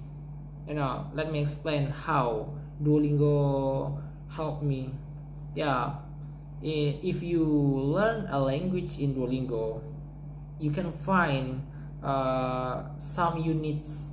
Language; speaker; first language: English; non-native, learner; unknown